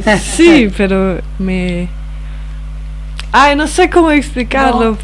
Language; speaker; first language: Spanish; non-native, fluent; Danish